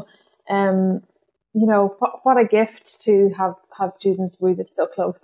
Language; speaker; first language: English; non-native, local second language; Irish